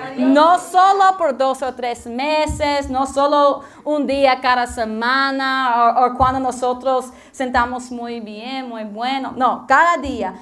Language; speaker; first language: Spanish; non-native, learner; English